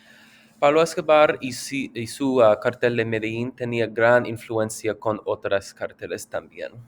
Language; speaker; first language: Spanish; non-native, learner; English